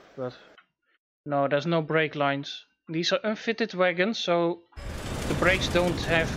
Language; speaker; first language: English; non-native, fluent; Dutch